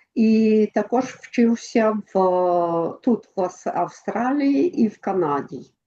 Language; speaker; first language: Ukrainian; early bilingual, other home language; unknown